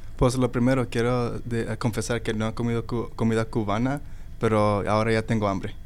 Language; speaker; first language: Spanish; early bilingual, heritage; Spanish